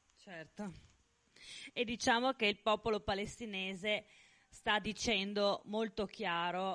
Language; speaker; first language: Italian; native; Italian